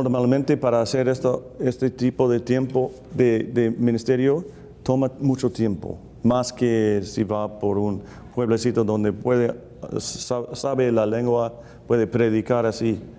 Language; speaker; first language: Spanish; non-native, fluent; English